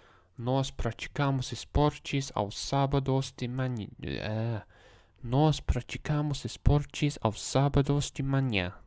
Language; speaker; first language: Portuguese; non-native, learner; English